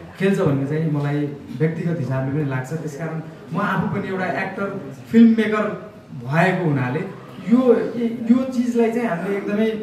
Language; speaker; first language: Nepali; native; Nepali